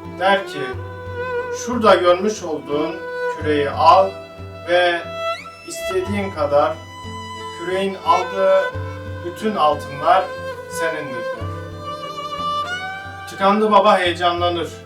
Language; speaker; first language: Turkish; native; Turkish